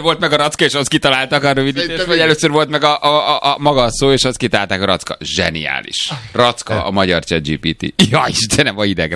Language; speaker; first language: Hungarian; native; Hungarian